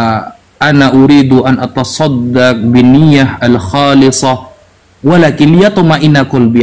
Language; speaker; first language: Arabic; non-native, learner; Indonesian